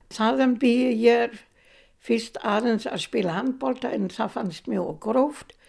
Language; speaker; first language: Icelandic; non-native, fluent; German